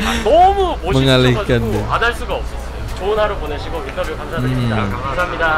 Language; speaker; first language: Korean; native; Korean